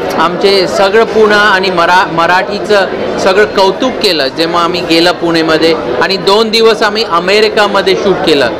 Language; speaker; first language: Marathi; early bilingual, heritage; English